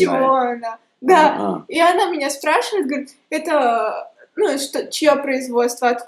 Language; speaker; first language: Russian; native; Russian